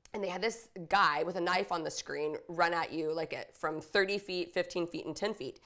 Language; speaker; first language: English; native; English